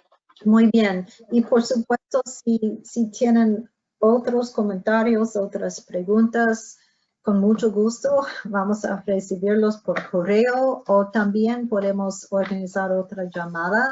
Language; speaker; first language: Spanish; non-native, fluent; English